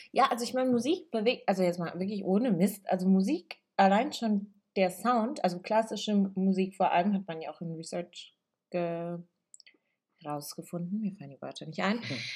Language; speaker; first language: German; early bilingual, other home language; Italian